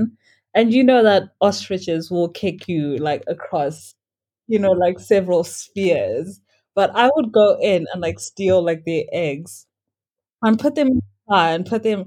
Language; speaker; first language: English; non-native, local second language; Shona